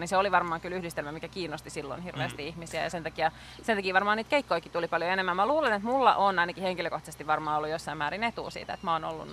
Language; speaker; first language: Finnish; native; Finnish